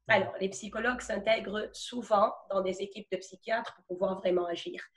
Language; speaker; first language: French; non-native, local second language; Arabic